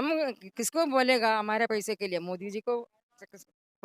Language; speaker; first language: Hindi; non-native, local second language; Malayalam